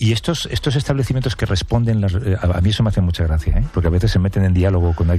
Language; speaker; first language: Spanish; native; Spanish